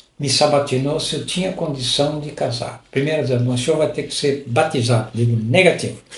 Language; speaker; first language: Portuguese; non-native, local second language; German